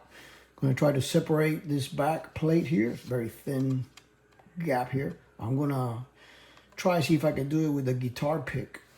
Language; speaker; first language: English; native; English